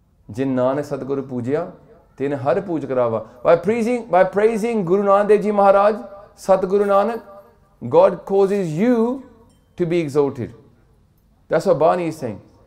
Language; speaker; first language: English; early bilingual, other home language; Punjabi